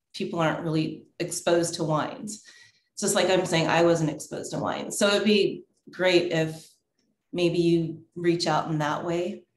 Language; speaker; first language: English; native; English